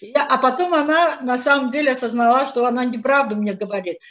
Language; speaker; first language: Russian; non-native, local second language; Azerbaijani